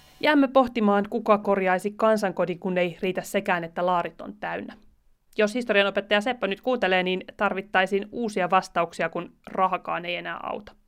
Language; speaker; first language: Finnish; native; Finnish